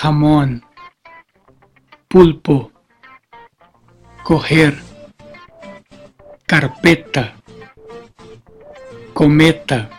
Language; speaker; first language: Spanish; non-native, fluent; Portuguese